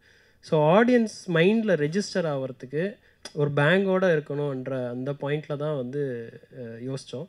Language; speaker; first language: Tamil; native; Tamil